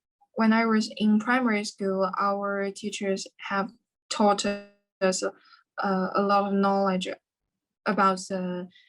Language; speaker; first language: English; non-native, learner; Chinese